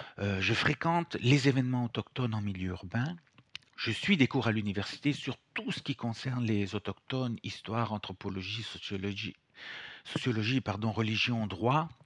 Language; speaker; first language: French; non-native, fluent; Italian